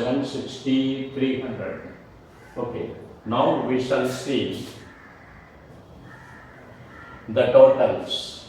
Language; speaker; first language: English; non-native, local second language; Tamil